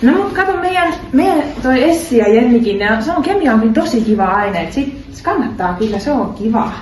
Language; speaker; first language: Finnish; native; Finnish